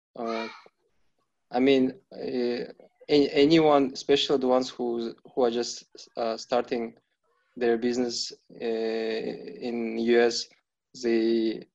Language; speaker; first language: English; non-native, fluent; Kazakh